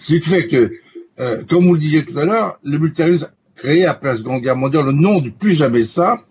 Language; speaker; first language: French; native; French